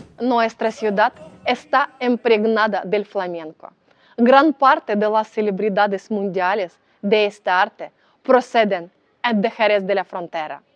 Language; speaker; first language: Spanish; non-native, fluent; Ukrainian